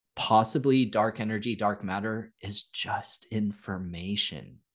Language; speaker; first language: English; native; English